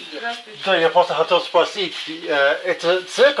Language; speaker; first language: Russian; non-native, learner; English